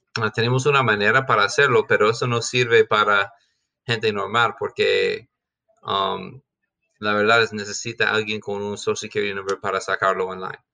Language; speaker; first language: Spanish; non-native, fluent; English